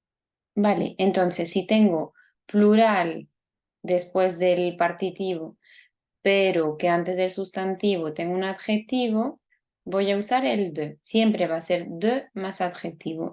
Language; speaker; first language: Spanish; non-native, fluent; French